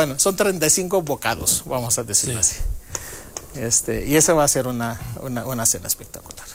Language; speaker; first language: Spanish; non-native, fluent; Greek